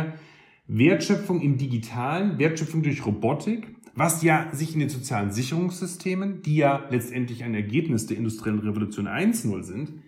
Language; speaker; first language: German; native; German